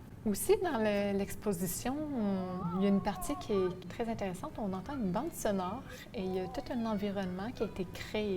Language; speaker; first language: French; native; French